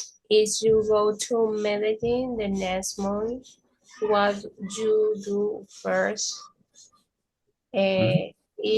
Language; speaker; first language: English; non-native, learner; Spanish